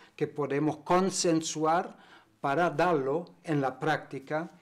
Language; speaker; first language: Spanish; non-native, fluent; German